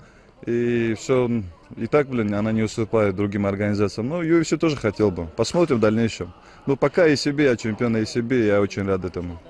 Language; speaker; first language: Russian; non-native, local second language; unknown